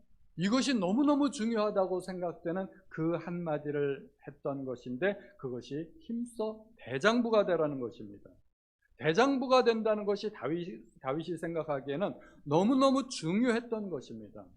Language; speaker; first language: Korean; native; Korean